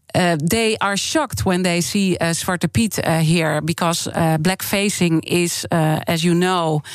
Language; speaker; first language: English; non-native, fluent; Dutch